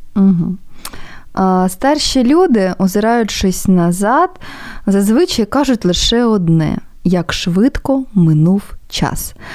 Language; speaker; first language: Ukrainian; native; Ukrainian